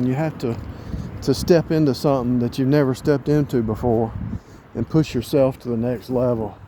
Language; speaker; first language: English; native; English